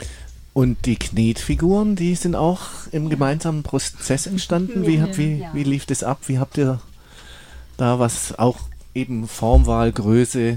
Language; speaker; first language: German; native; German